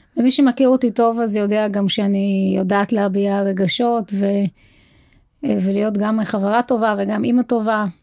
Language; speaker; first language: Hebrew; native; Hebrew